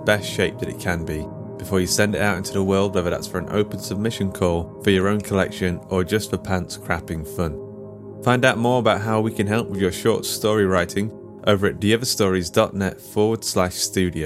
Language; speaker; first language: English; native; English